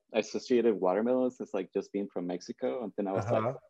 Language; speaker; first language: English; early bilingual, other home language; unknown